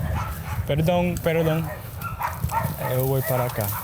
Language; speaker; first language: Spanish; non-native, learner; English